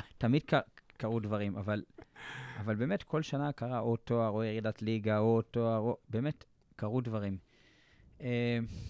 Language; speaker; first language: Hebrew; native; Hebrew